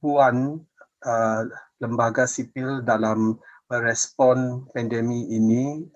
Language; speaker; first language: Indonesian; non-native, fluent; English